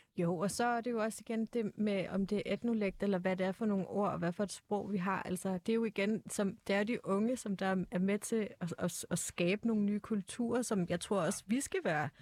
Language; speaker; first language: Danish; native; Danish